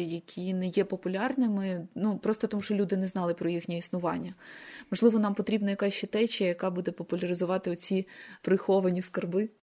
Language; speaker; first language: Ukrainian; native; Ukrainian